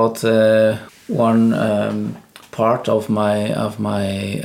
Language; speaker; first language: English; non-native, learner; Spanish